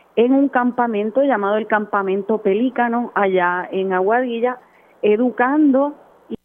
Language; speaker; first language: Spanish; native; Spanish